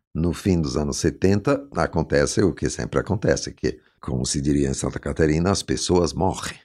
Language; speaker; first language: Portuguese; non-native, fluent; Italian